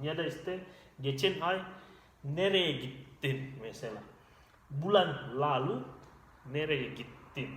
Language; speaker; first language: Turkish; non-native, fluent; Indonesian